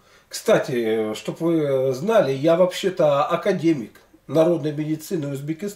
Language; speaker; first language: Russian; native; Russian